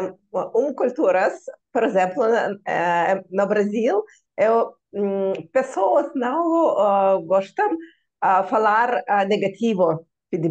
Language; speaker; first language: Portuguese; non-native, learner; Russian